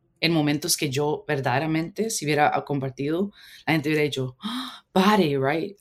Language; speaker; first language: Spanish; early bilingual, heritage; Spanish